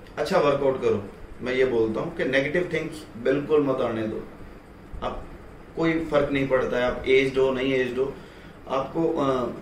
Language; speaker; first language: Hindi; non-native, local second language; Punjabi